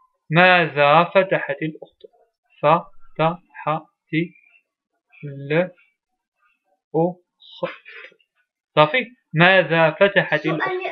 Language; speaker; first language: Arabic; native; Arabic